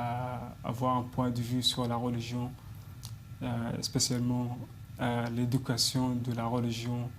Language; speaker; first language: French; non-native, fluent; Arabic